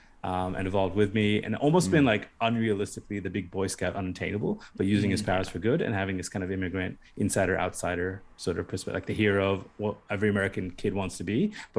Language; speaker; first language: English; native; English